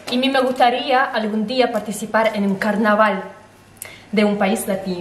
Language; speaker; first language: Spanish; non-native, fluent; Russian